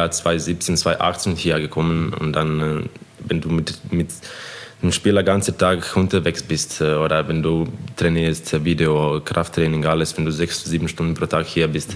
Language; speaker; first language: German; non-native, fluent; Croatian